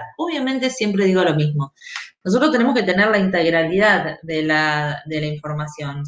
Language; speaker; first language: Spanish; native; Spanish